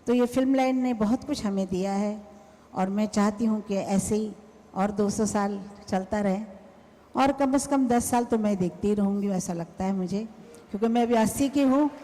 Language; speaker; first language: Hindi; non-native, local second language; Marathi